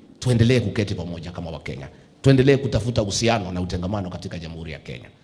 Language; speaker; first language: Swahili; non-native, local second language; Kikuyu